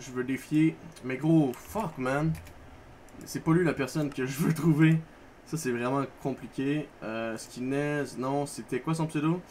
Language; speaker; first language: French; native; French